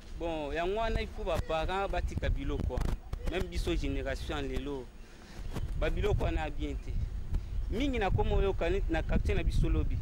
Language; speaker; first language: Lingala; non-native, local second language; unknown